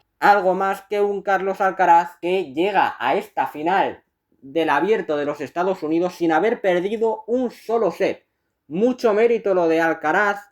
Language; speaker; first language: Spanish; native; Spanish